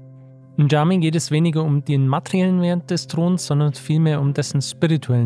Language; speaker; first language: German; native; German